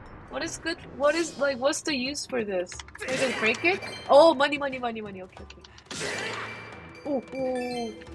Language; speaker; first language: English; non-native, fluent; Korean